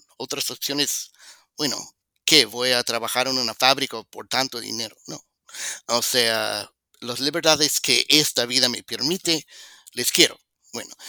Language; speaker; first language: Spanish; non-native, fluent; English